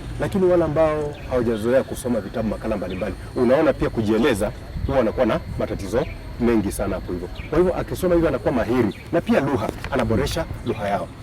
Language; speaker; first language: Swahili; non-native, local second language; Luyia